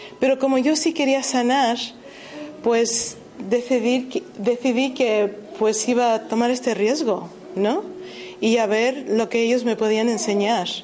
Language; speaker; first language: Spanish; early bilingual, heritage; Spanish